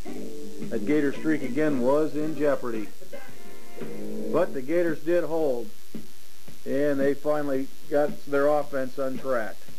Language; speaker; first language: English; native; English